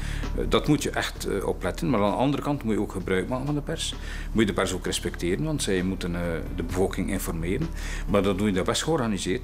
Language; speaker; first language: Dutch; native; Dutch